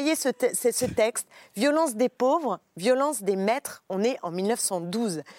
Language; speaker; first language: French; native; French